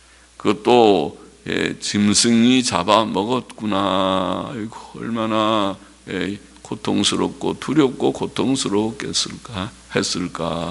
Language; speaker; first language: Korean; native; Korean